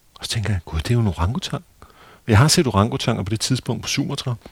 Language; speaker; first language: Danish; native; Danish